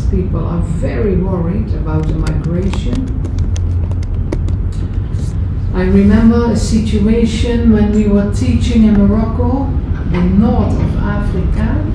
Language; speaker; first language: English; non-native, fluent; Dutch